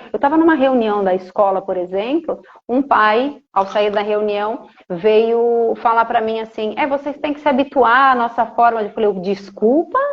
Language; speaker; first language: Portuguese; native; Portuguese